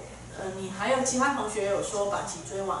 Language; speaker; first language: Chinese; native; Chinese